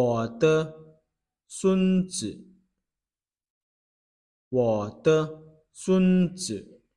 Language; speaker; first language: Chinese; non-native, fluent; Lao